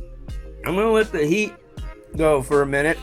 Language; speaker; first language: English; native; English